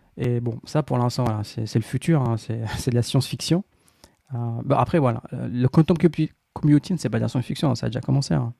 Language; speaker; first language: French; non-native, local second language; Arabic